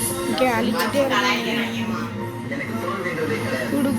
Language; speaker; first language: Tamil; native; Tamil